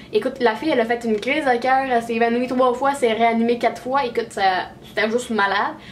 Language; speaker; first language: French; native; French